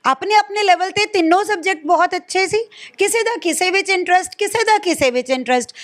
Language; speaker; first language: Hindi; non-native, local second language; Punjabi